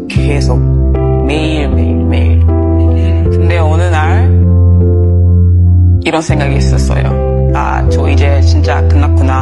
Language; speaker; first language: Korean; non-native, fluent; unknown